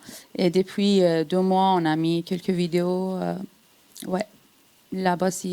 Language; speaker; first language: French; non-native, fluent; Persian